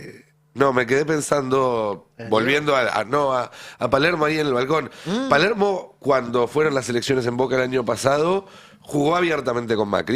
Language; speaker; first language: Spanish; native; Spanish